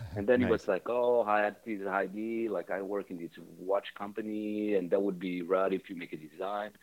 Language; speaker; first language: English; non-native, fluent; French